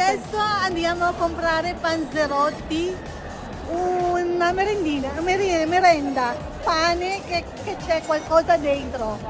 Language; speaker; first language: Italian; non-native, learner; Filipino